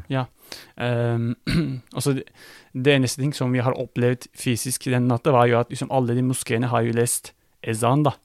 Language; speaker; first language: Norwegian; non-native, fluent; Turkish